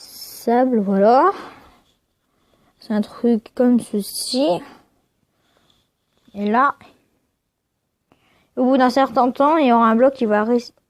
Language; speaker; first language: French; native; French